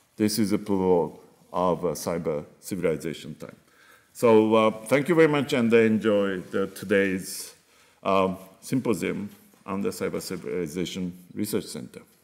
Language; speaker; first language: English; non-native, fluent; Japanese